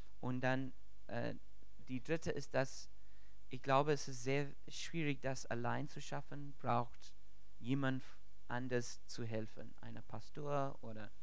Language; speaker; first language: German; non-native, learner; English